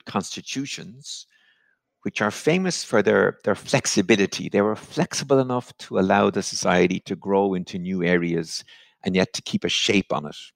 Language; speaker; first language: English; native; English